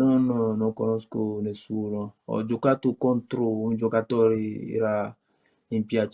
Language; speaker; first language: Italian; non-native, learner; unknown